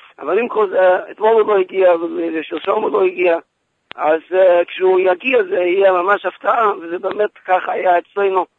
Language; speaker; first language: Hebrew; non-native, fluent; English